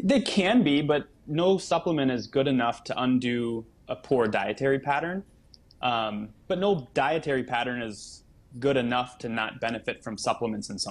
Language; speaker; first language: English; native; English